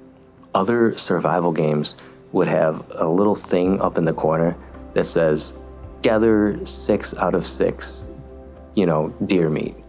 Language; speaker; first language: English; native; English